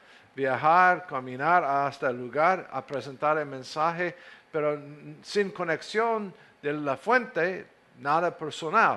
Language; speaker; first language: Spanish; non-native, fluent; English